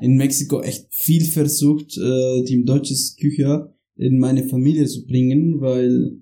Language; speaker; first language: German; non-native, learner; Spanish